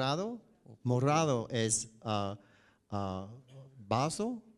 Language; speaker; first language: Spanish; non-native, learner; English